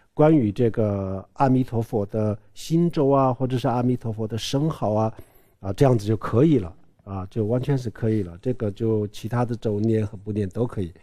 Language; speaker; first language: Chinese; non-native, local second language; Tibetan